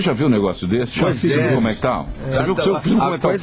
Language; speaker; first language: Portuguese; native; Portuguese